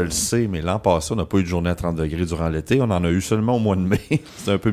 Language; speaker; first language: French; native; French